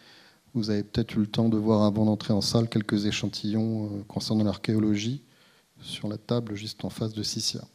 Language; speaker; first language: French; native; French